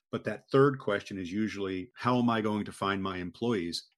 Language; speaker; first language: English; native; English